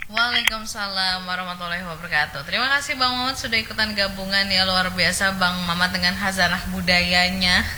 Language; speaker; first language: Indonesian; native; Indonesian